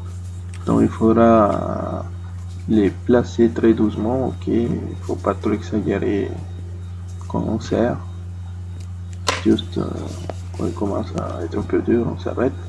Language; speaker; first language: French; non-native, fluent; Spanish